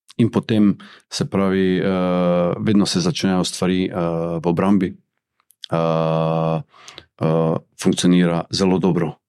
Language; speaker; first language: Slovenian; early bilingual, other home language; Bosnian